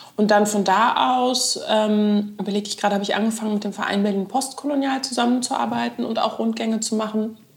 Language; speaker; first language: German; native; German